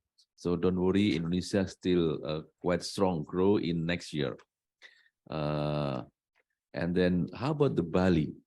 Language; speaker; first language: English; non-native, learner; Indonesian